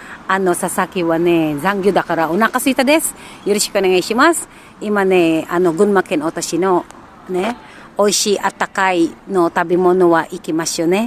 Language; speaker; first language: Japanese; non-native, learner; Filipino